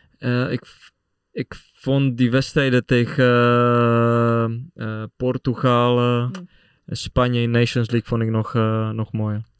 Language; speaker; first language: Dutch; non-native, fluent; Czech